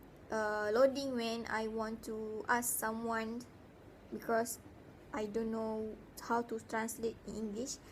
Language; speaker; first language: English; non-native, learner; Malay